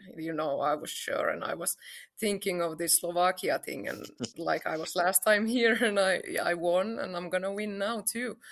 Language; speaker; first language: English; non-native, fluent; Finnish